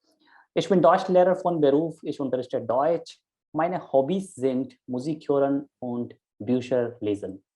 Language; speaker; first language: German; non-native, local second language; Hindi